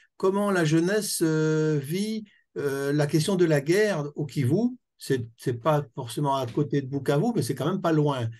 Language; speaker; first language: French; native; French